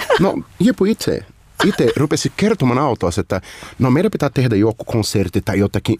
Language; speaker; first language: Finnish; non-native, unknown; Portuguese